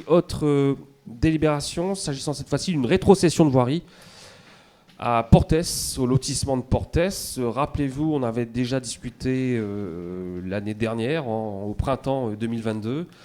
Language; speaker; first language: French; native; French